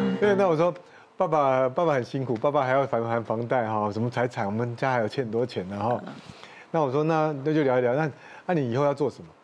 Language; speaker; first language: Chinese; native; Chinese